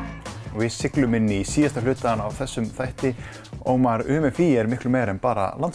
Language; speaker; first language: Icelandic; native; Icelandic